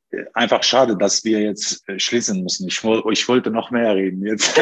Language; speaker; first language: German; non-native, fluent; Turkish